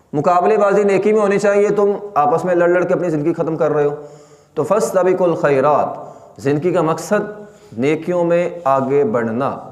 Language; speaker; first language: Urdu; native; Urdu